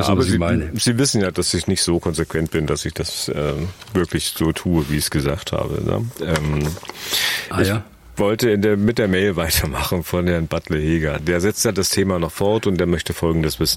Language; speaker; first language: German; native; German